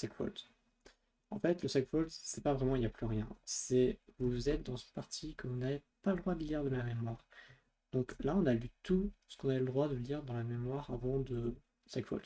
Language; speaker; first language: French; native; French